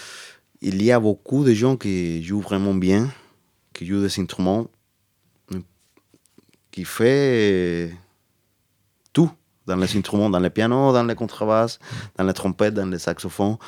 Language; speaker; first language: French; non-native, learner; Spanish